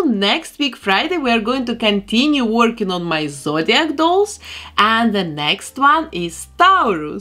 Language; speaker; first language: English; non-native, fluent; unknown